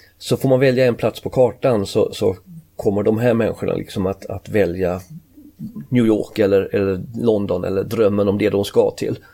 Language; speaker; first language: Swedish; native; Swedish